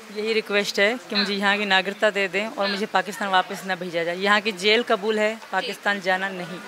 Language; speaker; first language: Urdu; non-native, local second language; Sindhi